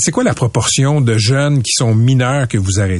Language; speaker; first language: French; native; French